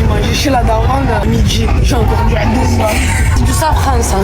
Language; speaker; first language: French; native; French